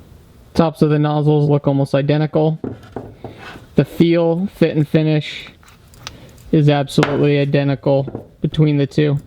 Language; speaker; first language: English; native; English